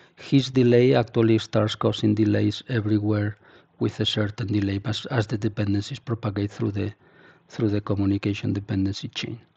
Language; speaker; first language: English; non-native, fluent; Spanish